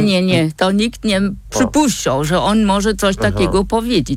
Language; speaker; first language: Polish; non-native, fluent; German